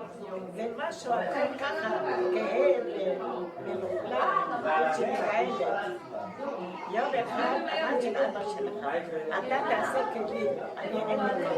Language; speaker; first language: Hebrew; non-native, fluent; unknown